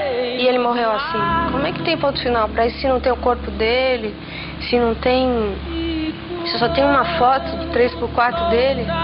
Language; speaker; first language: Portuguese; native; Portuguese